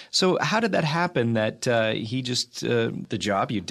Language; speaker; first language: English; native; English